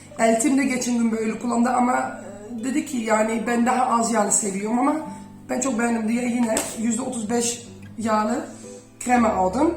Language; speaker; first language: Turkish; early bilingual, heritage; Turkish